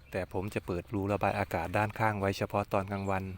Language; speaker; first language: Thai; non-native, local second language; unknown